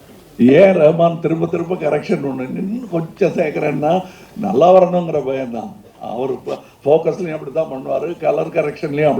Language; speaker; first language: Tamil; native; Tamil